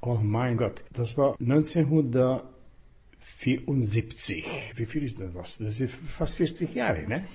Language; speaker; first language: German; non-native, fluent; Slovak